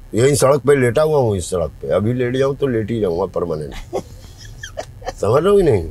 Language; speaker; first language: Hindi; native; Hindi